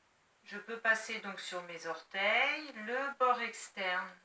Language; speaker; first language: French; native; French